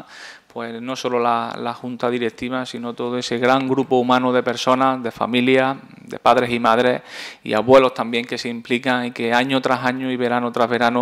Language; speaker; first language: Spanish; native; Spanish